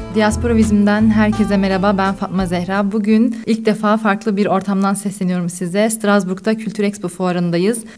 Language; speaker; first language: Turkish; early bilingual, heritage; Turkish